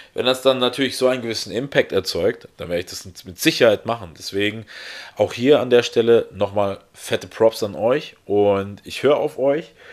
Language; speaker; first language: German; early bilingual, other home language; Russian